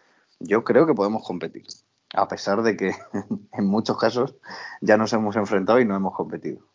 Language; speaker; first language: Spanish; native; Spanish